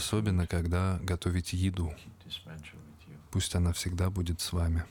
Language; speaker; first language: Russian; native; Russian